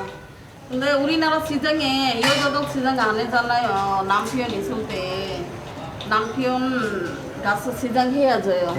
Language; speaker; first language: Korean; non-native, local second language; Bangla